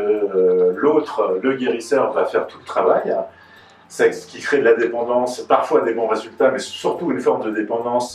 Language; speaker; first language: French; native; French